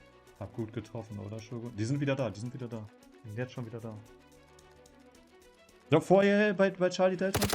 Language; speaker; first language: German; native; German